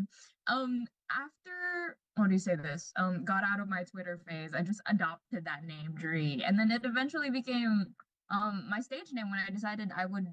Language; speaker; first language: English; non-native, local second language; Cebuano